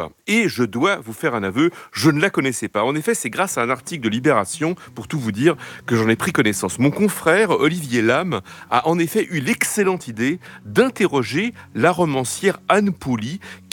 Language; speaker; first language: French; native; French